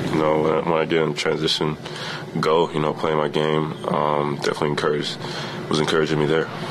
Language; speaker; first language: English; native; English